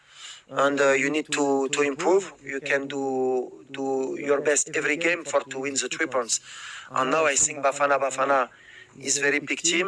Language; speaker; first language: English; non-native, learner; French